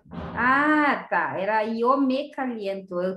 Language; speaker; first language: Spanish; non-native, learner; Portuguese